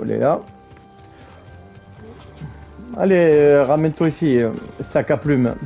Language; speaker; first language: French; native; French